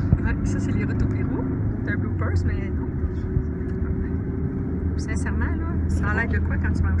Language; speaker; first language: French; native; French